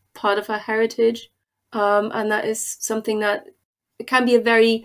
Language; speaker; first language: English; non-native, fluent; German